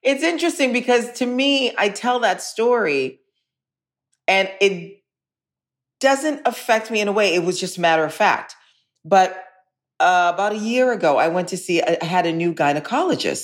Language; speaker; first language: English; native; English